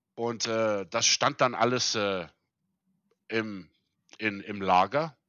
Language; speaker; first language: German; early bilingual, heritage; German